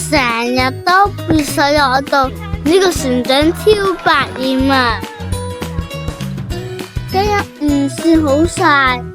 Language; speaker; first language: Chinese; native; Chinese